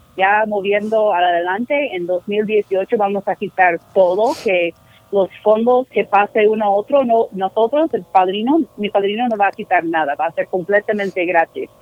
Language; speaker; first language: Spanish; non-native, fluent; English